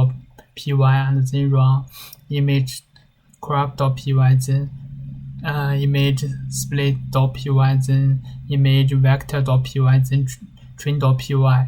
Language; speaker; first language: English; non-native, learner; Chinese